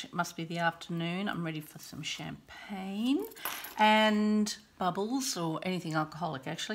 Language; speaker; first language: English; native; English